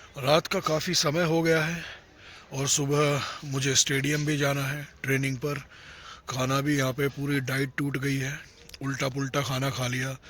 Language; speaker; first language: Hindi; native; Hindi